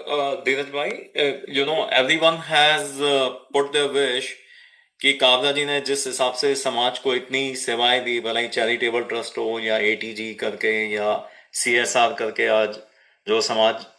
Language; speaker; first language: Hindi; native; Hindi